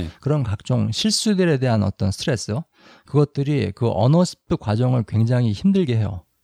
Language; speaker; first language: Korean; native; Korean